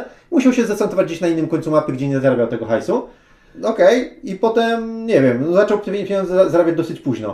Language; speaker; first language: Polish; native; Polish